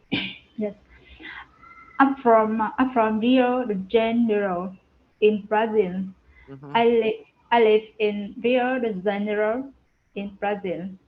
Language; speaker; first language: English; non-native, learner; Vietnamese